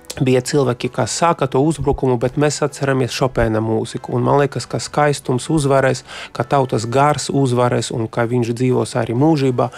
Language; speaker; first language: Latvian; non-native, local second language; Russian